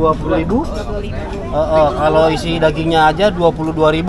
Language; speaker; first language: Indonesian; native; Indonesian